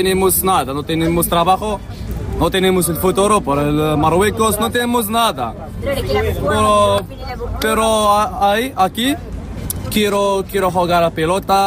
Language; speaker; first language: Spanish; non-native, learner; Arabic